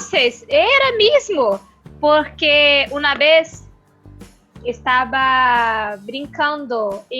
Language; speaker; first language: Spanish; non-native, learner; Portuguese